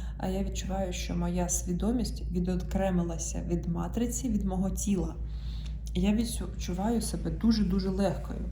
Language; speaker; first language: Ukrainian; non-native, local second language; Russian